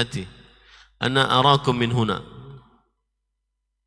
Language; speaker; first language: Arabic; non-native, fluent; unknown